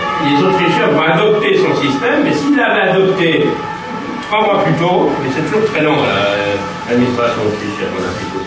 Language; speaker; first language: French; native; French